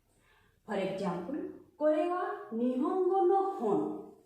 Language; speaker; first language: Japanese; non-native, fluent; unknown